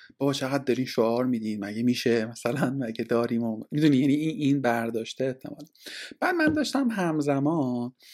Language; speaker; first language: Persian; native; Persian